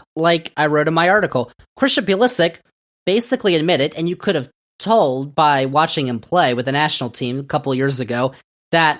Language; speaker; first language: English; native; English